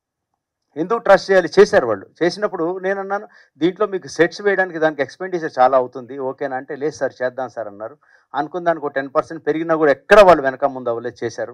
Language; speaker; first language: Telugu; native; Telugu